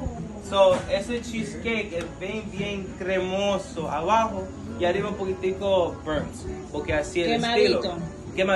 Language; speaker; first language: Spanish; early bilingual, heritage; Spanish